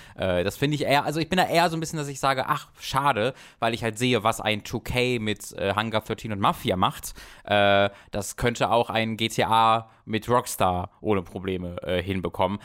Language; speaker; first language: German; native; German